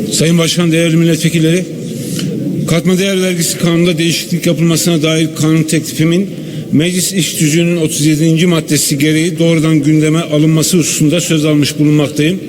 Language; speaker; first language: Turkish; native; Turkish